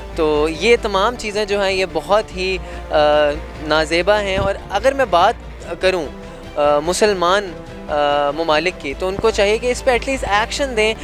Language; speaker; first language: Urdu; native; Urdu